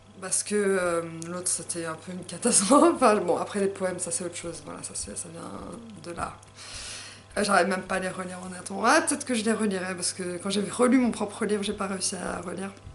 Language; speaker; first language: French; native; French